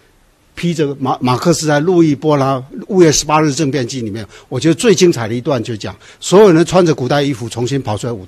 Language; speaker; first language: Chinese; native; Chinese